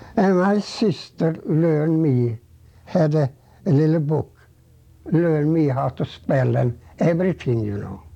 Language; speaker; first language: English; non-native, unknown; Swedish